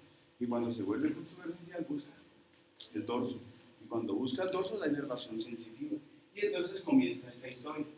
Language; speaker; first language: Spanish; native; Spanish